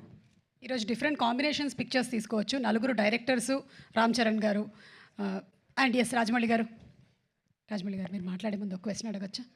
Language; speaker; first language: Telugu; native; Telugu